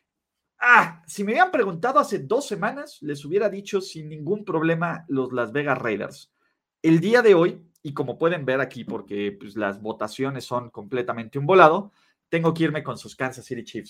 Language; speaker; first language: Spanish; native; Spanish